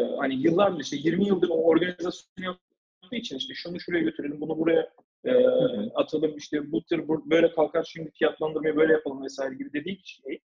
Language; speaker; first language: Turkish; early bilingual, heritage; Turkish